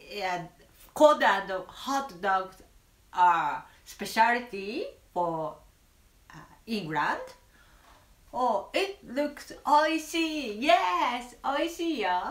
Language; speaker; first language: English; non-native, learner; Japanese